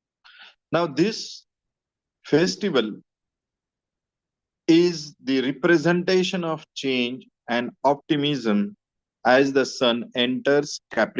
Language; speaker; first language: English; non-native, local second language; Marathi